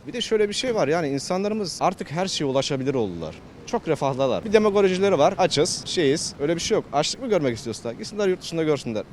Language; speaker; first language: Turkish; native; Turkish